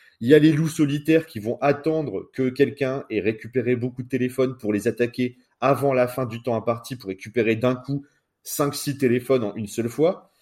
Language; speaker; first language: French; native; French